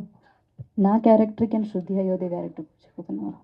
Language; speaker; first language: Telugu; non-native, learner; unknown